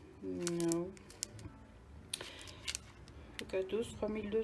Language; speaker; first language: French; native; French